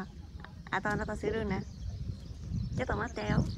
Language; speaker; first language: Japanese; non-native, learner; Vietnamese